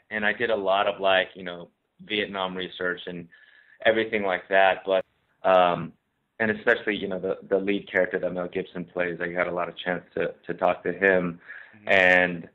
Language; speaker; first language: English; native; English